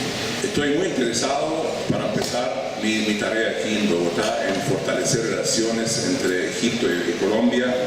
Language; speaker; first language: Spanish; non-native, fluent; Arabic